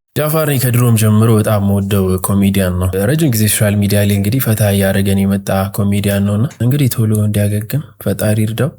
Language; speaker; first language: Amharic; native; Amharic